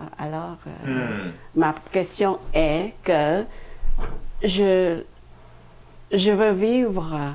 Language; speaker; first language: French; non-native, fluent; Khmer